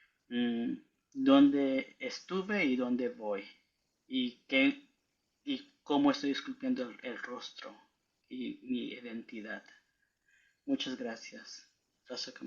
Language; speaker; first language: Spanish; early bilingual, heritage; Spanish